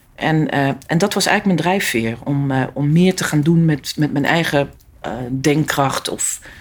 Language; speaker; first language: Dutch; early bilingual, other home language; Italian